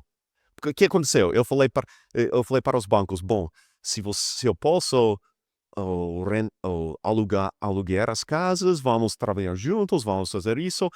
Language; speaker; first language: Portuguese; non-native, fluent; English